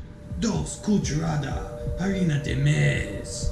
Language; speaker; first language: Spanish; non-native, learner; English